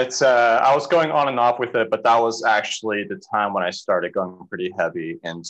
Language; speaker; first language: English; early bilingual, other home language; Cantonese